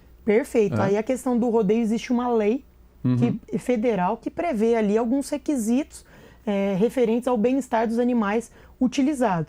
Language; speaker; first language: Portuguese; native; Portuguese